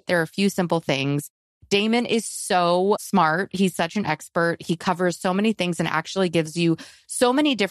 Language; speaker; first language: English; native; English